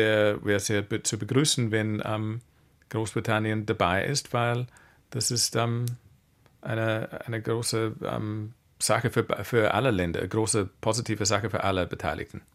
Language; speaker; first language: German; non-native, fluent; English